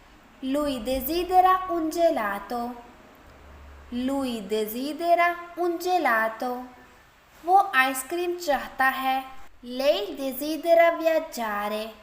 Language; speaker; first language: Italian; non-native, fluent; Urdu